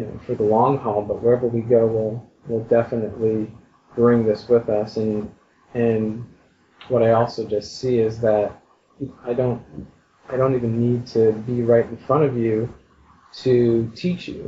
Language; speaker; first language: English; native; English